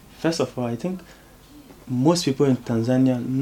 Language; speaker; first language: English; non-native, local second language; Ewe